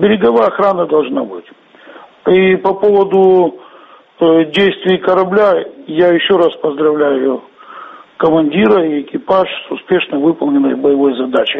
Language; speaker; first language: Russian; native; Russian